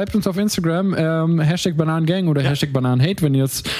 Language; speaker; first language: German; native; German